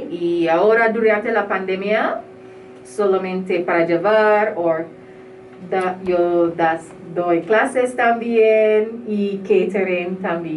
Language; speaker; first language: Spanish; non-native, learner; English